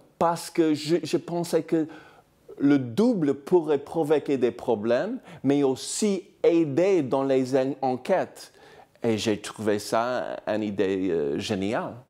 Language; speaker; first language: French; non-native, fluent; English